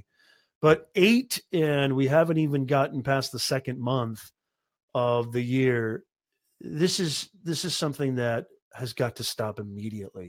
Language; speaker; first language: English; native; English